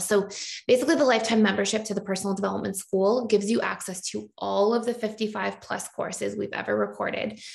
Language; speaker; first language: English; native; English